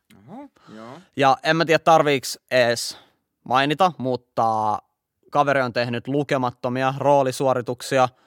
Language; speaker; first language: Finnish; native; Finnish